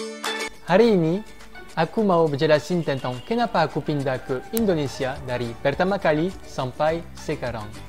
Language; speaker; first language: Indonesian; non-native, fluent; French